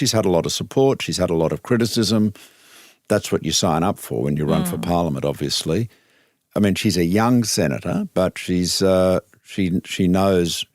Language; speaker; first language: English; native; English